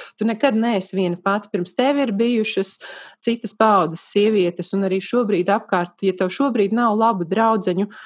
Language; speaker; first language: Latvian; native; Latvian